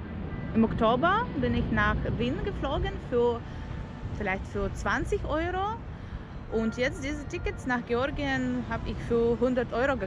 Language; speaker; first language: German; non-native, learner; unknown